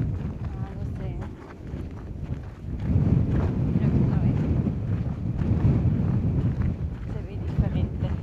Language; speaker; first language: Spanish; non-native, learner; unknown